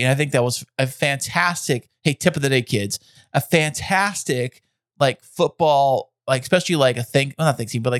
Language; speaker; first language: English; native; English